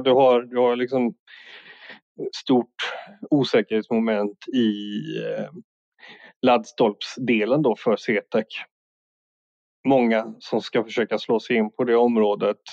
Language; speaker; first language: Swedish; native; Swedish